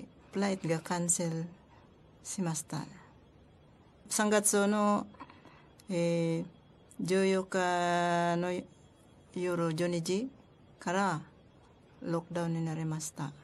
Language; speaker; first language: Japanese; non-native, learner; Filipino